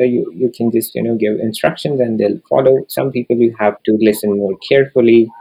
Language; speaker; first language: English; non-native, local second language; Hindi